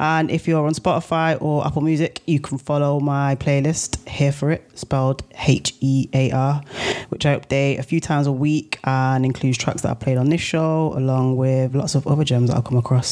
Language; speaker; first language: English; native; English